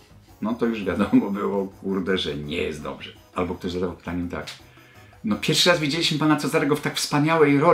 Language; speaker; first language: Polish; native; Polish